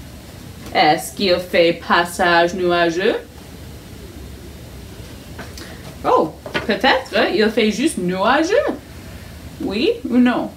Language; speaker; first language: French; non-native, fluent; English